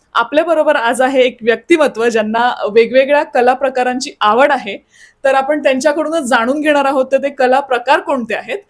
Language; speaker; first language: Marathi; native; Marathi